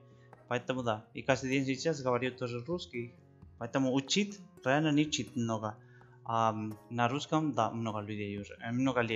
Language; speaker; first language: Russian; non-native, learner; Spanish